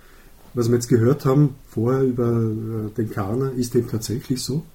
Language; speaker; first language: German; native; German